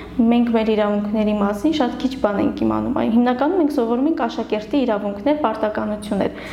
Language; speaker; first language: Armenian; non-native, local second language; Kurdish